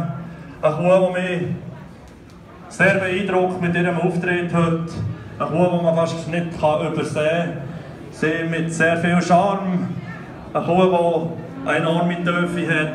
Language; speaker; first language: German; native; German